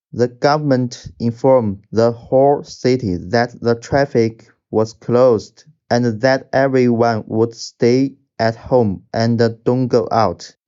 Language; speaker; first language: English; non-native, fluent; Chinese